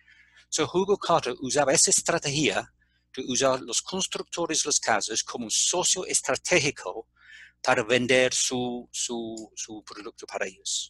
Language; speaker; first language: Spanish; non-native, fluent; English